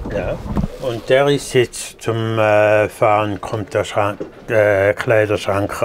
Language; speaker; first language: German; non-native, fluent; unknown